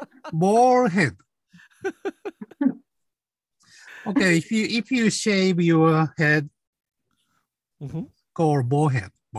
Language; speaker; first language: English; non-native, learner; Japanese